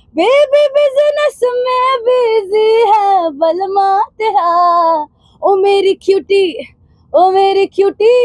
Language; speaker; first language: Hindi; non-native, local second language; Punjabi